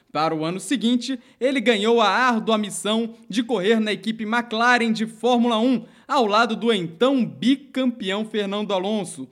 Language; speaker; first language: Portuguese; native; Portuguese